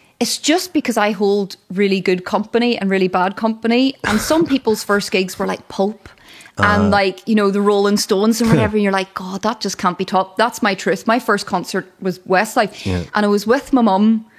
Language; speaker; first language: English; native; English